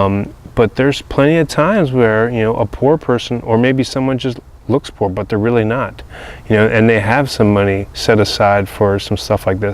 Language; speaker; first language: English; native; English